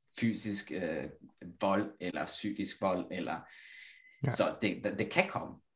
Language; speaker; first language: Danish; non-native, fluent; Italian